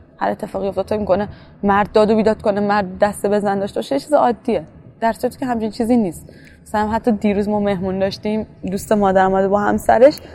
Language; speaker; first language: Persian; native; Persian